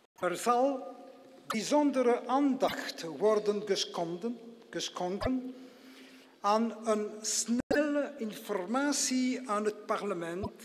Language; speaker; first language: Dutch; non-native, local second language; French